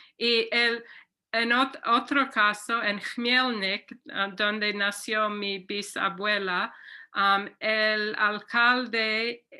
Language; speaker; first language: Spanish; non-native, fluent; English